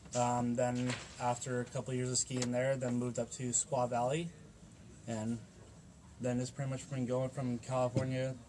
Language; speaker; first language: English; native; English